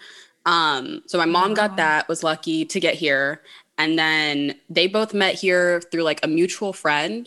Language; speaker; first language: English; native; English